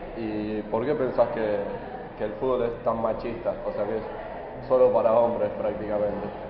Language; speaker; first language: Spanish; native; Spanish